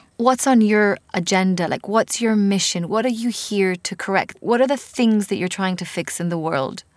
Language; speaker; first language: English; non-native, fluent; Hebrew